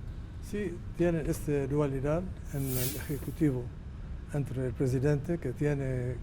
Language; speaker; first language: Spanish; non-native, fluent; Arabic